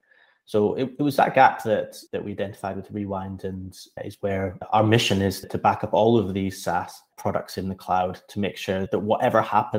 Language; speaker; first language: English; native; English